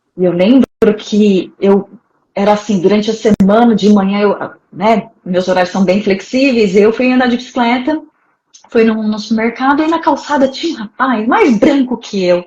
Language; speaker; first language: Portuguese; native; Portuguese